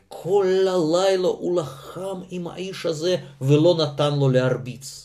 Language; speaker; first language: Hebrew; non-native, fluent; Russian